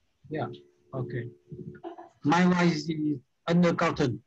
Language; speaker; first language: English; non-native, learner; Vietnamese